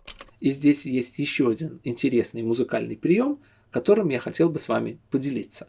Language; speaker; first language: Russian; native; Russian